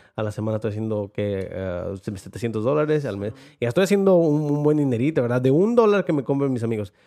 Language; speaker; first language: Spanish; early bilingual, heritage; Spanish